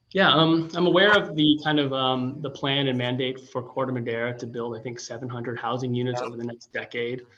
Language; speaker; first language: English; native; English